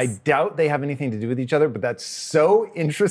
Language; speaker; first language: English; native; English